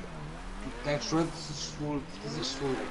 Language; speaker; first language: German; non-native, learner; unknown